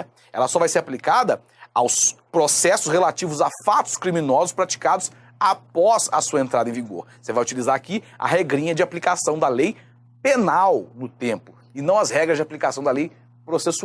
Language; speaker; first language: Portuguese; native; Portuguese